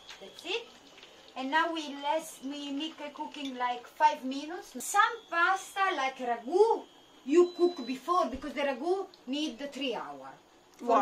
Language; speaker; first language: English; non-native, learner; Italian